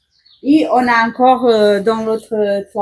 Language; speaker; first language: French; non-native, fluent; Portuguese